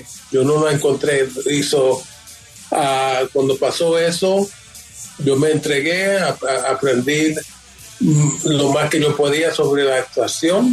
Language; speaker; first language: Spanish; early bilingual, heritage; Spanish